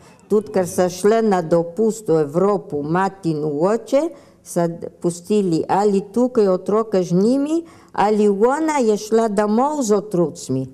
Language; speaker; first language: Slovenian; early bilingual, heritage; Slovenian